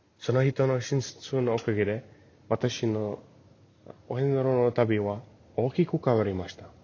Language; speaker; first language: Japanese; non-native, learner; English